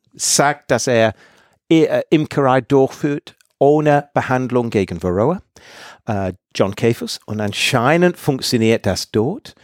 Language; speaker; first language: German; non-native, fluent; English